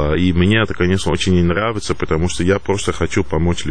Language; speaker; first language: Russian; non-native, fluent; Dutch